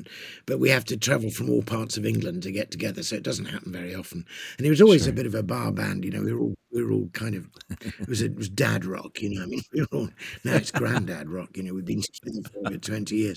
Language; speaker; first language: English; native; English